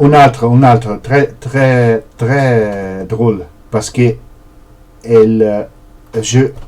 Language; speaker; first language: French; non-native, learner; Portuguese